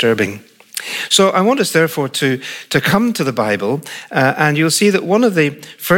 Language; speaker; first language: English; native; English